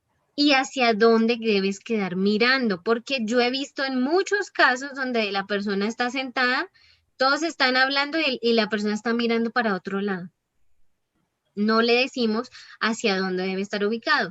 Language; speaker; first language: Spanish; native; Spanish